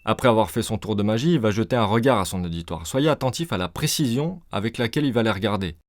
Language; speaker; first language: French; native; French